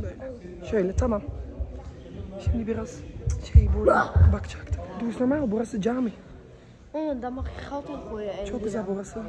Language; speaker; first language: Turkish; early bilingual, heritage; Turkish